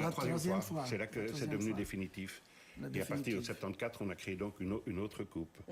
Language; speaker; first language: French; native; French